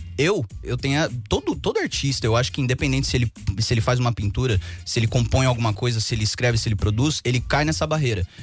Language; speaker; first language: Portuguese; early bilingual, heritage; Portuguese